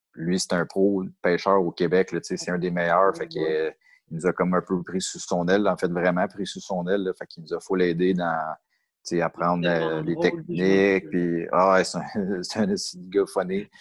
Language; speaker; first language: French; native; French